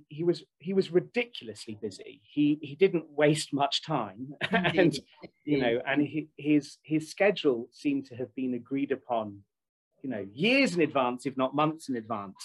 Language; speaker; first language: English; native; English